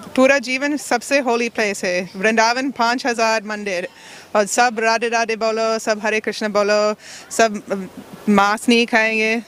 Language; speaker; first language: Hindi; non-native, fluent; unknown